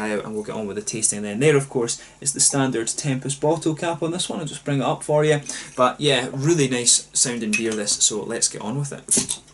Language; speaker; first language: English; native; English